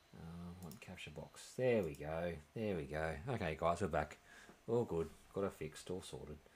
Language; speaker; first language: English; native; English